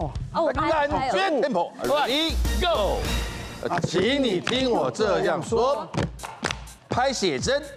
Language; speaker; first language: Chinese; native; Chinese